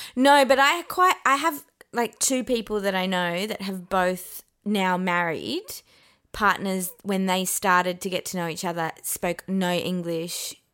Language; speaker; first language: English; non-native, fluent; Persian